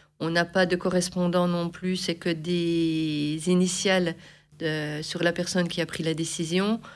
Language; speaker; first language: French; native; French